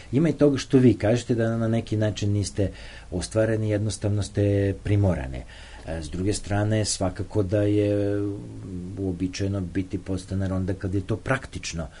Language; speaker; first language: Serbian; native; Serbian